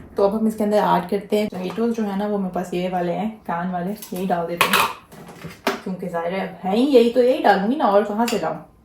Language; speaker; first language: Urdu; native; Urdu